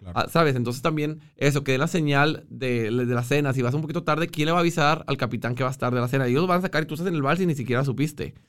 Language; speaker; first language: Spanish; native; Spanish